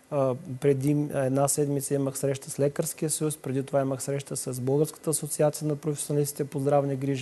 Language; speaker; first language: Bulgarian; native; Bulgarian